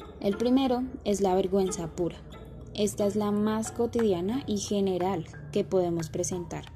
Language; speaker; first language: Spanish; native; Spanish